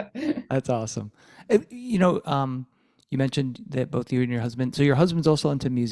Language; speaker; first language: English; native; English